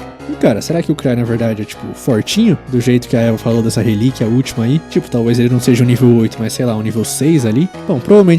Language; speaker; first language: Portuguese; native; Portuguese